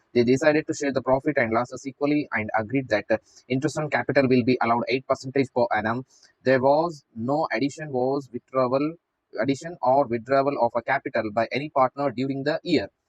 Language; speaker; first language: English; non-native, local second language; Kannada